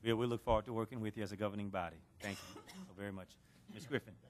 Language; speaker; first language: English; native; English